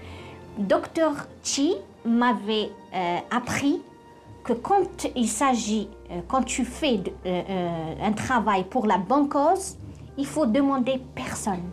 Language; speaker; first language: French; non-native, local second language; Arabic